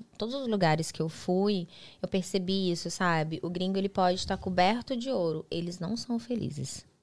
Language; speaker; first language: Portuguese; native; Portuguese